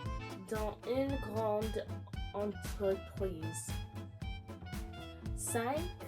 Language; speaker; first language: French; non-native, learner; English